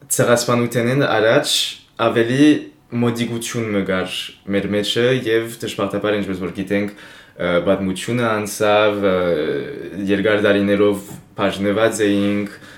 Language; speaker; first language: Armenian; early bilingual, heritage; Armenian